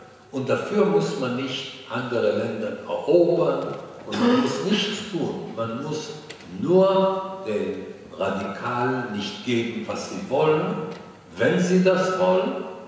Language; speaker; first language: German; non-native, fluent; Hebrew